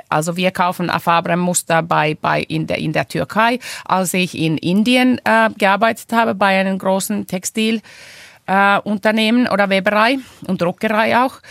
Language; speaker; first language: German; non-native, fluent; Finnish